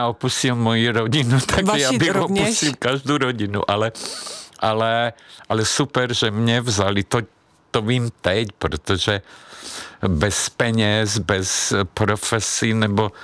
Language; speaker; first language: Czech; non-native, fluent; Hungarian